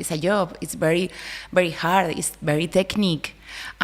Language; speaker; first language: English; non-native, learner; Spanish